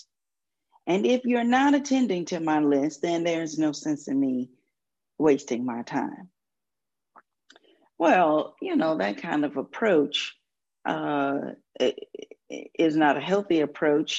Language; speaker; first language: English; native; English